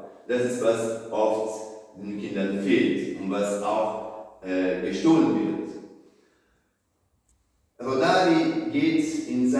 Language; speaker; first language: German; non-native, fluent; Italian